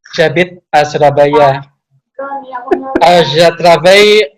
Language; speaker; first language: French; non-native, learner; Indonesian